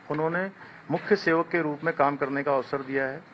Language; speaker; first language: Hindi; native; Hindi